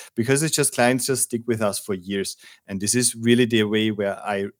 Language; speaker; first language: English; non-native, fluent; German